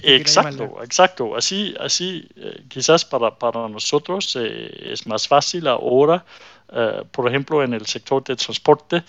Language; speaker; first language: Spanish; non-native, fluent; Danish